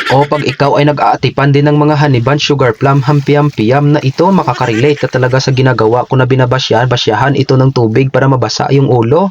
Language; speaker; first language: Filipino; non-native, local second language; Hiligaynon